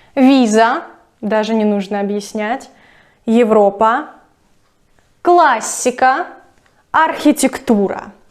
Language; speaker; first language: Russian; native; Russian